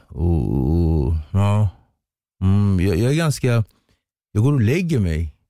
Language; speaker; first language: Swedish; early bilingual, other home language; Kabuverdianu